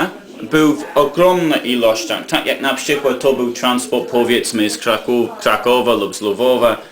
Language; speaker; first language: Polish; non-native, learner; English